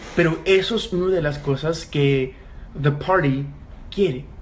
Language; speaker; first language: Spanish; non-native, learner; English